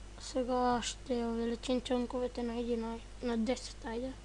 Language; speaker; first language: Bulgarian; native; Bulgarian